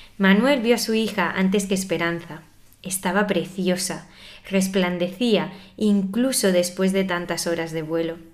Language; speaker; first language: Spanish; native; Spanish